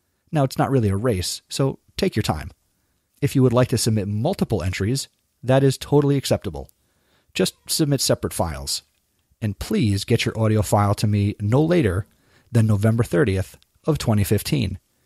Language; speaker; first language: English; native; English